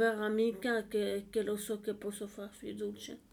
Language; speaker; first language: Italian; non-native, learner; French